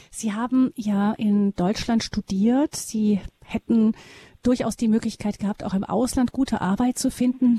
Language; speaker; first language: German; native; German